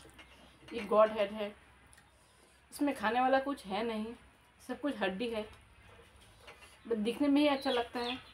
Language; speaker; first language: Hindi; non-native, local second language; Bangla